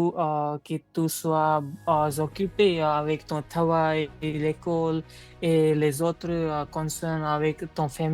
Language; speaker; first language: French; non-native, learner; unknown